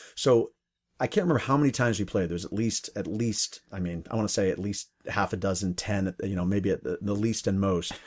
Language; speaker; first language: English; native; English